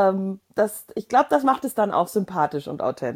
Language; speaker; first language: German; native; German